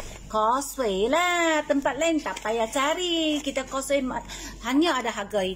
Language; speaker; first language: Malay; non-native, local second language; Min Nan Chinese